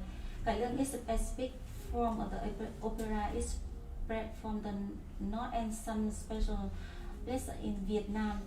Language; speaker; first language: English; non-native, learner; Vietnamese